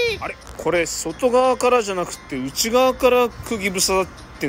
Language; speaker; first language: Japanese; native; Japanese